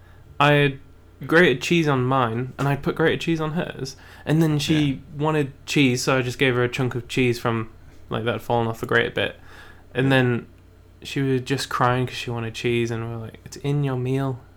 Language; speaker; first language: English; native; English